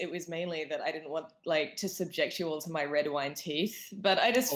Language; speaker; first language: English; native; English